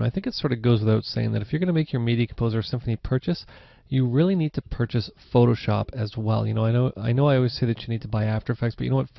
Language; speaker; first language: English; native; English